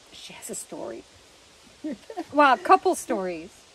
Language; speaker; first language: English; early bilingual, other home language; French